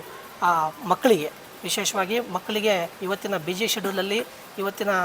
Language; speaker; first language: Kannada; native; Kannada